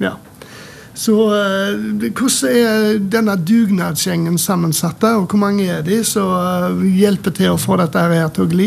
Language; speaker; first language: Norwegian; native; Norwegian